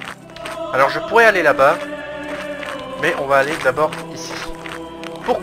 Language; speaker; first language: French; native; French